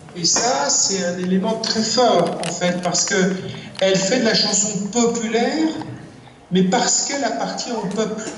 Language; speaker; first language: French; native; French